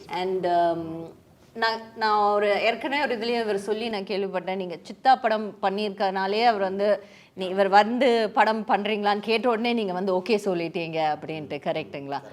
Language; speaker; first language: Tamil; native; Tamil